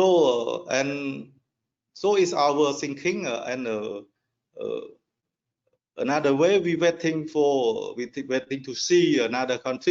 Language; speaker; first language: English; non-native, learner; Khmer